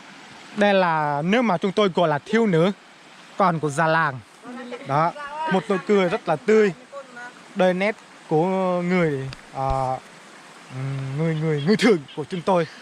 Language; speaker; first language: Vietnamese; non-native, local second language; Jarai